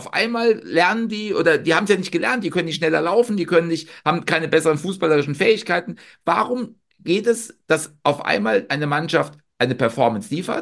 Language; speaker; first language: German; native; German